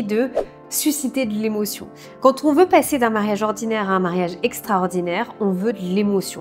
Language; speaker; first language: French; native; French